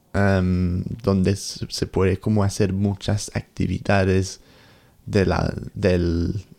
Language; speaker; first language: Spanish; non-native, learner; English